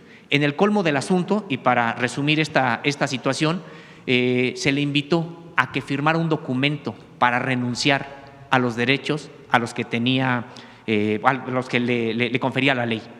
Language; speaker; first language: Spanish; native; Spanish